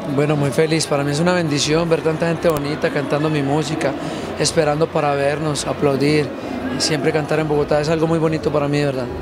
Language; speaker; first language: Spanish; native; Spanish